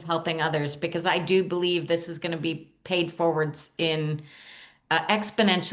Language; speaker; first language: English; native; English